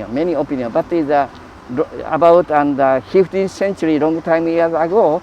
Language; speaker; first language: English; non-native, learner; Japanese